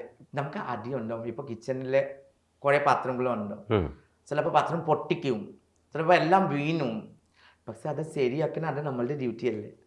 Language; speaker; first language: Malayalam; non-native, learner; Assamese